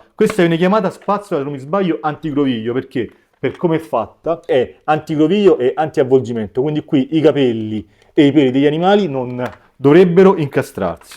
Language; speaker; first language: Italian; native; Italian